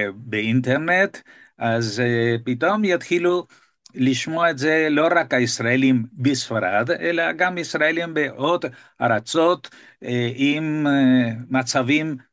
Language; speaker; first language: Hebrew; non-native, fluent; Spanish